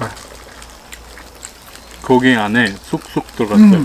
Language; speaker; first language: Korean; non-native, learner; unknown